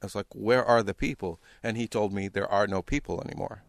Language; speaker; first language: English; non-native, fluent; Arabic